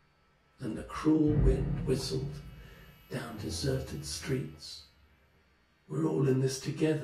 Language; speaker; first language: English; native; English